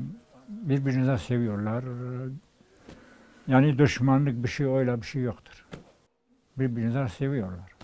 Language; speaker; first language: Turkish; non-native, local second language; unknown